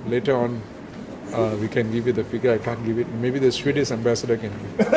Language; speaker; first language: English; non-native, local second language; Malay